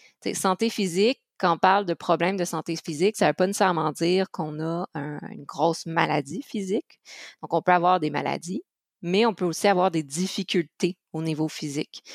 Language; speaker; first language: French; native; French